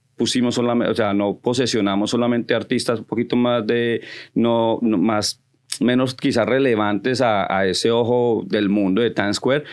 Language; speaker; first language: Spanish; early bilingual, heritage; Spanish